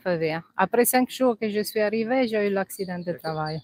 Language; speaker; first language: French; non-native, learner; Italian